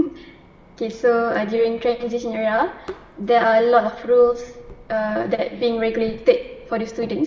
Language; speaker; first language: English; non-native, local second language; Malay